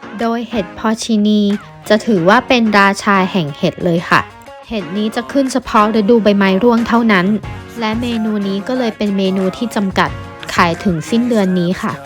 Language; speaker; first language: Thai; native; Thai